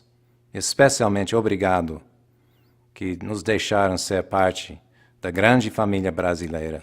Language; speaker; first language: Portuguese; non-native, fluent; English